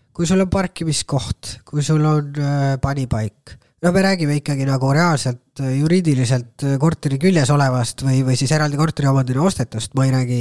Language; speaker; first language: Estonian; native; Estonian